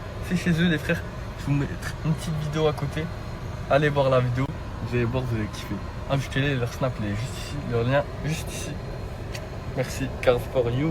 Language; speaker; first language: French; native; French